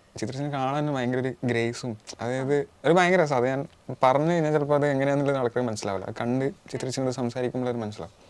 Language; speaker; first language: Malayalam; native; Malayalam